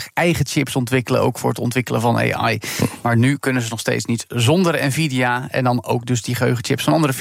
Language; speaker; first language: Dutch; native; Dutch